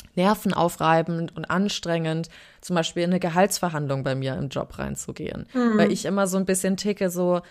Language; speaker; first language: German; native; German